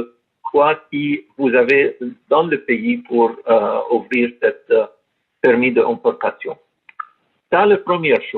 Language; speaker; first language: French; non-native, learner; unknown